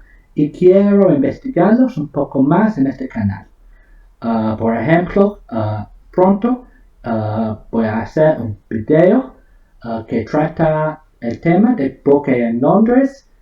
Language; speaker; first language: Spanish; non-native, fluent; English